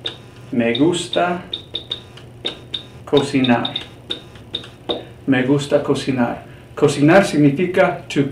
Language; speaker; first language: Spanish; non-native, fluent; English